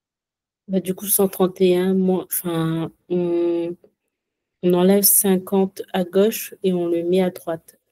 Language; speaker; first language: French; native; French